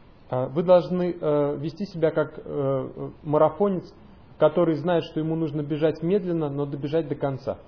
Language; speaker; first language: Russian; native; Russian